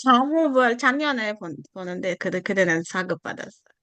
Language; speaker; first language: Korean; non-native, fluent; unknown